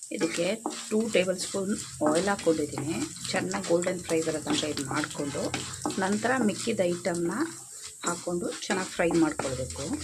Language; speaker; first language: Kannada; native; Kannada